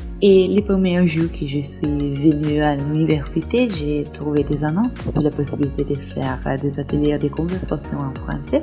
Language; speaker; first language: French; non-native, learner; Italian